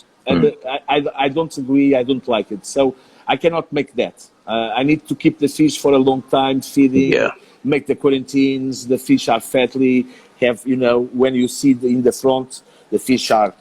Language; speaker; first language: English; non-native, learner; Portuguese